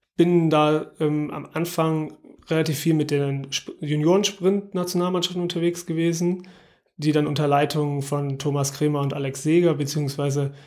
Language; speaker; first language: German; native; German